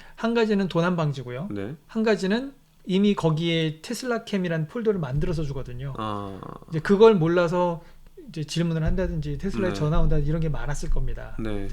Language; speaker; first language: Korean; native; Korean